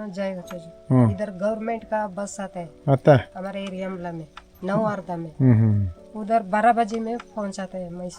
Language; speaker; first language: Hindi; non-native, local second language; Tibetan